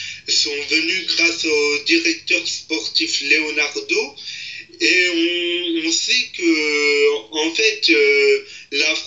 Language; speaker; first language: French; native; French